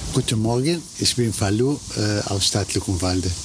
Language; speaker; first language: German; non-native, learner; Arabic